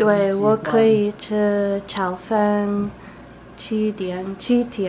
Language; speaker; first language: Chinese; non-native, learner; English